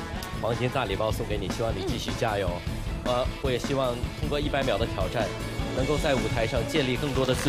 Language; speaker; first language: Chinese; native; Chinese